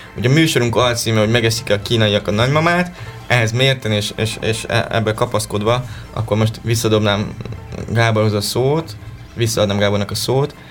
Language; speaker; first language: Hungarian; native; Hungarian